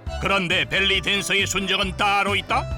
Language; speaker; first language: Korean; native; Korean